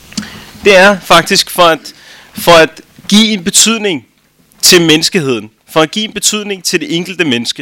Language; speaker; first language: Danish; early bilingual, other home language; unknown